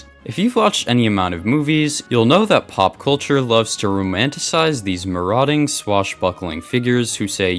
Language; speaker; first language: English; native; English